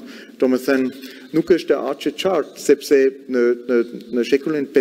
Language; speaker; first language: Albanian; non-native, fluent; German